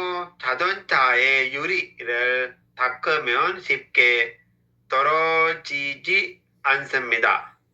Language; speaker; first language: Korean; non-native, fluent; Sinhala